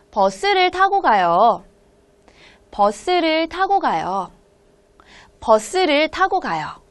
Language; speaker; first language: Korean; non-native, fluent; Hmong